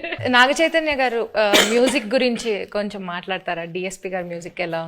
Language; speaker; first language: Telugu; native; Telugu